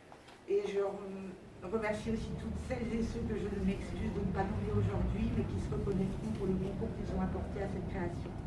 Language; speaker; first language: French; native; French